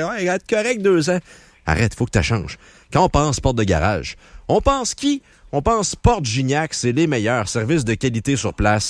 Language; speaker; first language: French; native; French